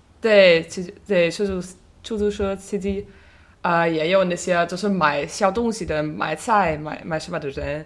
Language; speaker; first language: Chinese; non-native, fluent; German